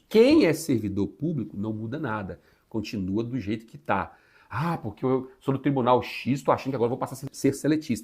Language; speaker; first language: Portuguese; native; Portuguese